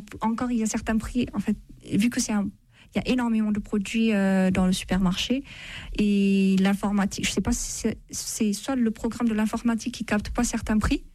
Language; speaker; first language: French; non-native, fluent; Amharic